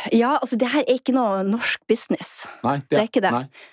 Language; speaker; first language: Norwegian; native; Norwegian